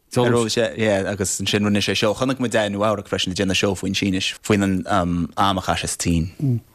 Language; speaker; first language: Irish; non-native, fluent; English